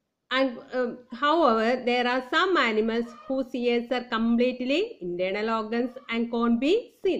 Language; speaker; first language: English; non-native, local second language; Malayalam